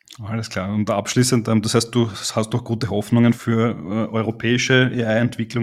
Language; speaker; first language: German; native; German